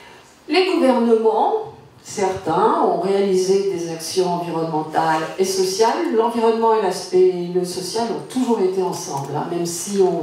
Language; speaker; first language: French; native; French